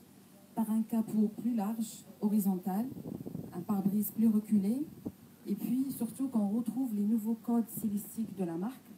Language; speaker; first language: French; non-native, local second language; Arabic